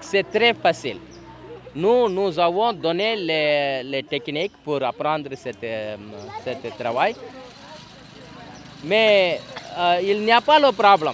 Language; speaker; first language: French; non-native, learner; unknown